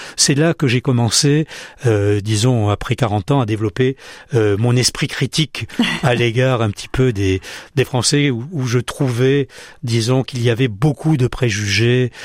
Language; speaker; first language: French; native; French